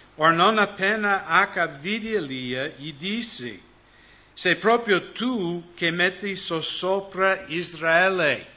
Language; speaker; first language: Italian; non-native, fluent; English